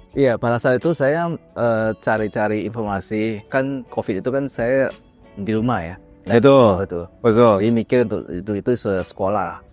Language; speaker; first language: Indonesian; native; Indonesian